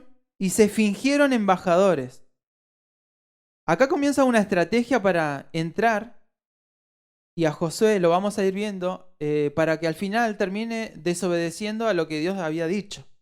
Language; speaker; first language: Spanish; native; Spanish